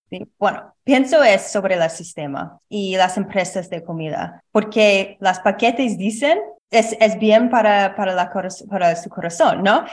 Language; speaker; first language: Spanish; non-native, learner; English